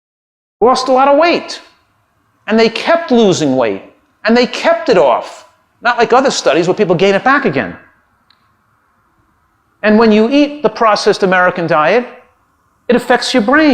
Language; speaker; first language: English; native; English